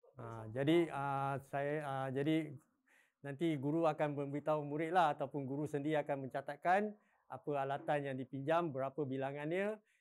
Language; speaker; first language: Malay; non-native, local second language; Chinese